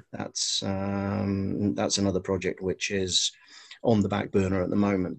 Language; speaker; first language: English; non-native, local second language; Welsh